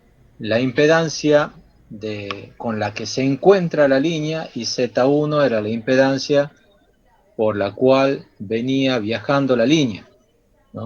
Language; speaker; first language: Spanish; native; Spanish